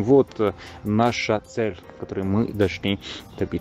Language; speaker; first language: Russian; non-native, fluent; Italian